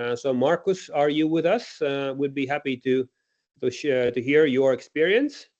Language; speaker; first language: English; non-native, fluent; Latvian